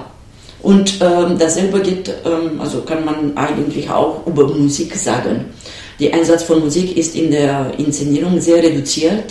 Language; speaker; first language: German; non-native, fluent; Romanian